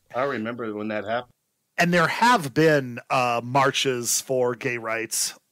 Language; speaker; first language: English; native; English